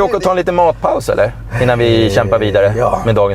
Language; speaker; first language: Swedish; native; Swedish